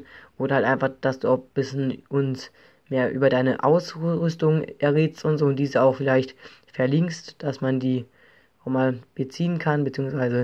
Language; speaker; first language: German; native; German